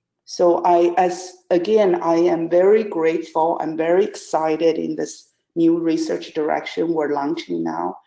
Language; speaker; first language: English; non-native, fluent; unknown